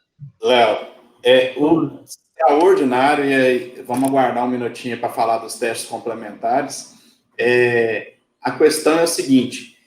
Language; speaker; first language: Portuguese; native; Portuguese